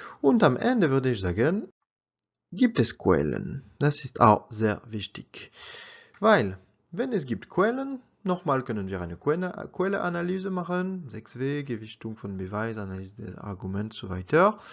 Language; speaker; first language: German; non-native, learner; French